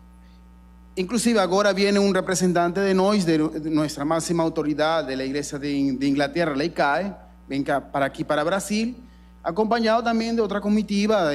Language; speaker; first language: Portuguese; non-native, learner; Spanish